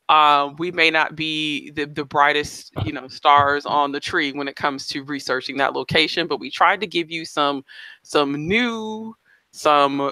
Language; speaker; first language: English; native; English